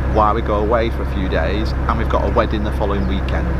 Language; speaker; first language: English; native; English